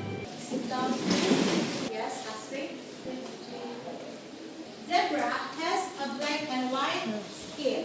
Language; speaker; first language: English; non-native, fluent; Indonesian